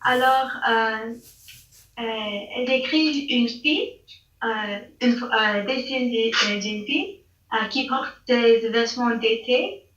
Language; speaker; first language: French; non-native, learner; English